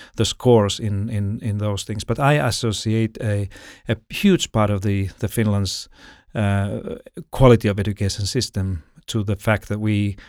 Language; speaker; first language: English; non-native, fluent; Finnish